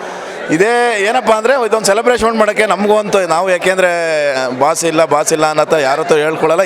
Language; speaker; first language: Kannada; native; Kannada